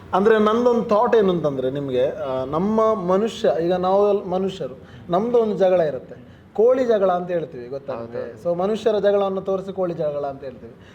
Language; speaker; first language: Kannada; non-native, local second language; Tulu